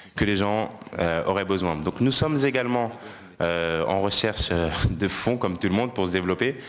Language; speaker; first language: French; non-native, local second language; Wolof